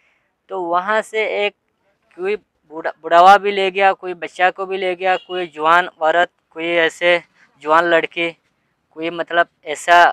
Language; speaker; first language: Hindi; non-native, learner; Rohingya